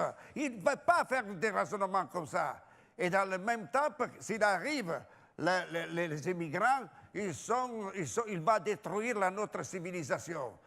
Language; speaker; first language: French; non-native, fluent; Italian